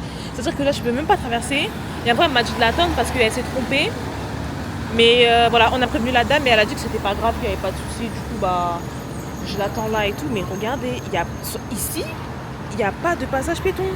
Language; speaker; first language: French; native; French